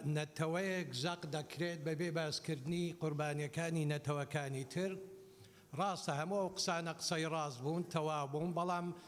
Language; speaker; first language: Central Kurdish; non-native, local second language; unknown